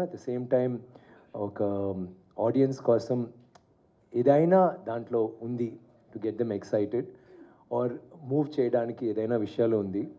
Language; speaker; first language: Telugu; non-native, learner; Tamil